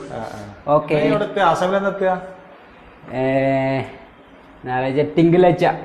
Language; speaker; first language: Malayalam; non-native, learner; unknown